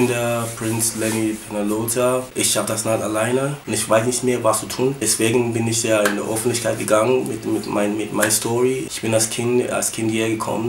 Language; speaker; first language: German; early bilingual, other home language; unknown